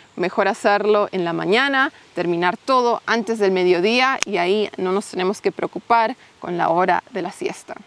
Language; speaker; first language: Spanish; non-native, fluent; English